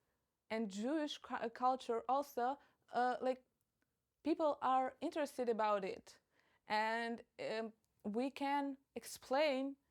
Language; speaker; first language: English; non-native, fluent; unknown